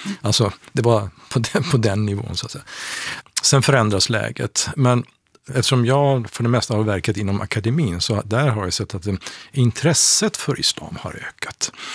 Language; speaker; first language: Swedish; non-native, fluent; Persian